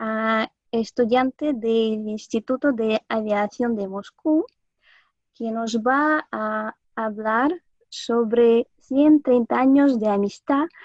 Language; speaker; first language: Spanish; non-native, fluent; Russian